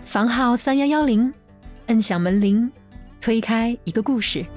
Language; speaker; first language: Chinese; native; Chinese